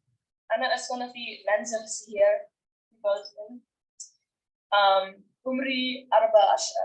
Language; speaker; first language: Arabic; non-native, learner; English